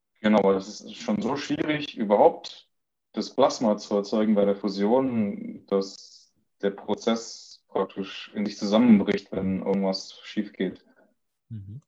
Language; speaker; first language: German; early bilingual, other home language; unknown